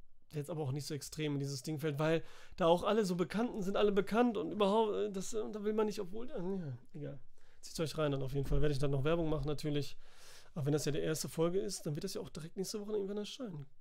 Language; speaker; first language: German; native; German